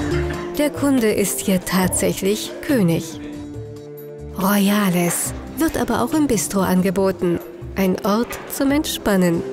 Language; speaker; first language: German; native; German